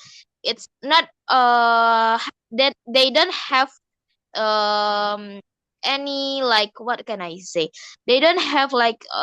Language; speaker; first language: English; non-native, learner; Indonesian